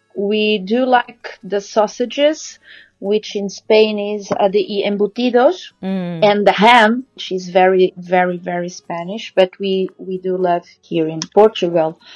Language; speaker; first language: English; non-native, fluent; Portuguese